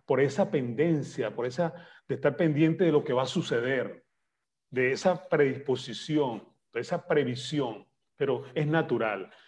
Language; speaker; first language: Spanish; native; Spanish